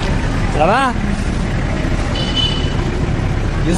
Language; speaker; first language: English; non-native, learner; French